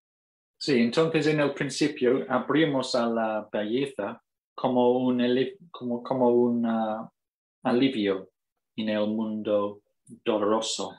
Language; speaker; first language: Spanish; non-native, fluent; English